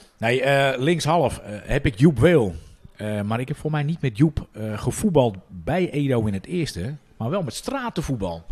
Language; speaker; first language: Dutch; native; Dutch